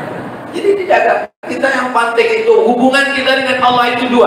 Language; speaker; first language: Malay; native; Malay